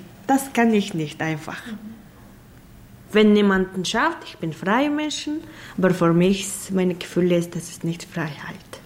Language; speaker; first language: German; non-native, learner; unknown